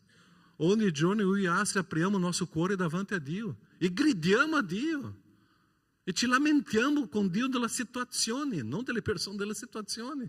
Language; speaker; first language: Italian; non-native, fluent; Portuguese